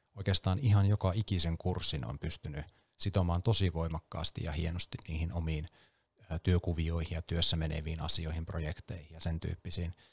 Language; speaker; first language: Finnish; native; Finnish